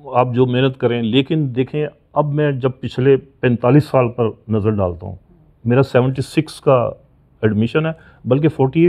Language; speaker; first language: Urdu; non-native, local second language; Punjabi